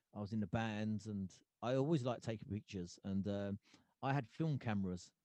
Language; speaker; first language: English; early bilingual, other home language; Punjabi